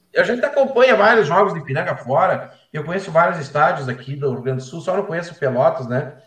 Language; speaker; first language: Portuguese; native; Portuguese